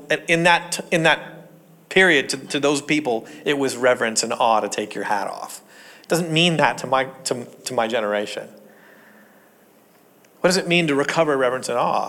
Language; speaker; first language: English; native; English